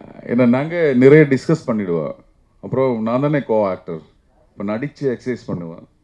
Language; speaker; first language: Tamil; non-native, learner; Malayalam